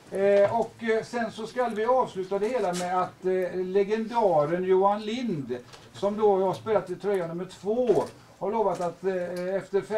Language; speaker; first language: Swedish; native; Swedish